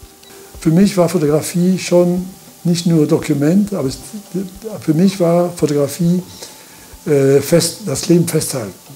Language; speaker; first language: German; non-native, fluent; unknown